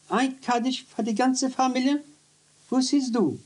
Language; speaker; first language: German; non-native, learner; Yiddish